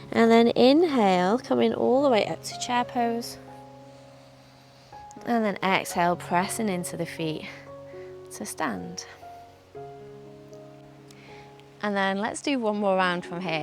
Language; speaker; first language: English; native; English